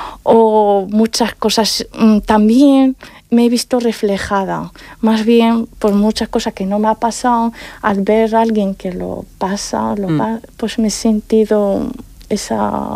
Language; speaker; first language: Spanish; non-native, fluent; Arabic